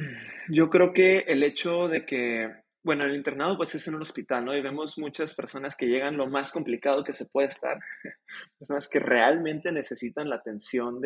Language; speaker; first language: Spanish; native; Spanish